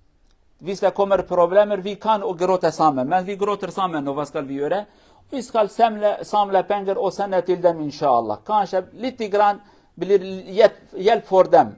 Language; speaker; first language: Swedish; non-native, learner; Kurdish